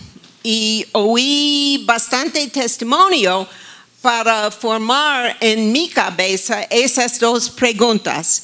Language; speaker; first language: Spanish; non-native, fluent; English